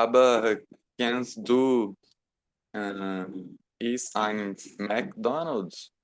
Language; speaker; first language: German; non-native, learner; Portuguese